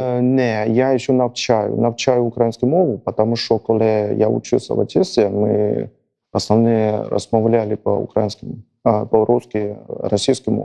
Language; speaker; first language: Ukrainian; non-native, learner; Chinese